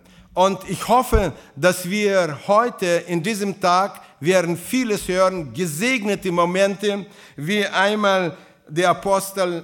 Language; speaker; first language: German; non-native, fluent; Russian